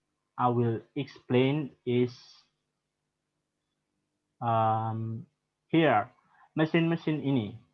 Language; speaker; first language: English; non-native, learner; Indonesian